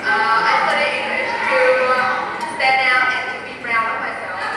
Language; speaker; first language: English; non-native, learner; Vietnamese